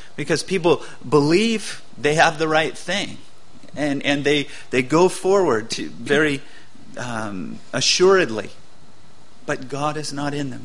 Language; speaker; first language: English; native; English